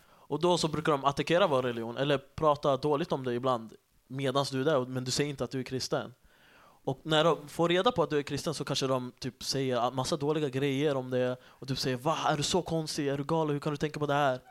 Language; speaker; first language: Swedish; early bilingual, other home language; Tigrinya